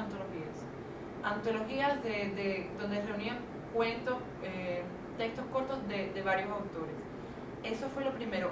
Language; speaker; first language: Spanish; native; Spanish